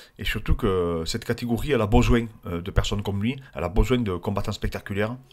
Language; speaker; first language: French; native; French